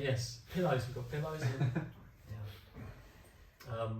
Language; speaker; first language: English; native; English